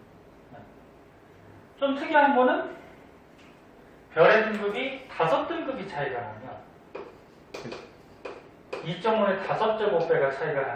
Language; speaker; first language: Korean; native; Korean